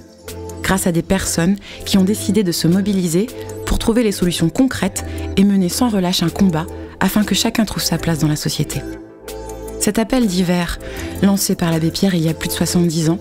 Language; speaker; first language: French; native; French